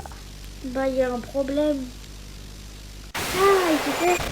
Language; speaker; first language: French; native; French